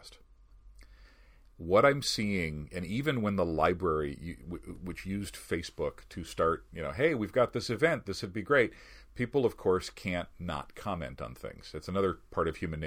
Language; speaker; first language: English; native; English